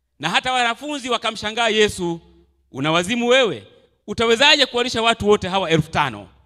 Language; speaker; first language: Swahili; native; Swahili